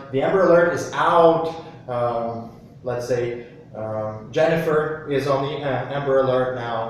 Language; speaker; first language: English; non-native, fluent; Ukrainian